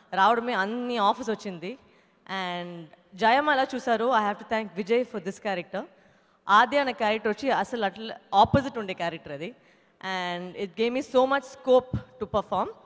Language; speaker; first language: Telugu; non-native, fluent; Tamil